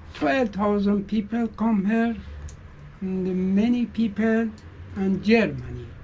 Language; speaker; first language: English; non-native, learner; Azerbaijani